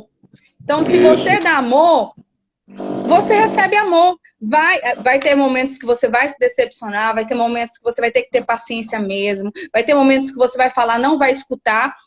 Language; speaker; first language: Portuguese; native; Portuguese